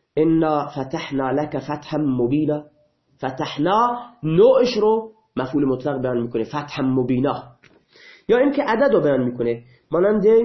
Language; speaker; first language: Persian; non-native, local second language; Baluchi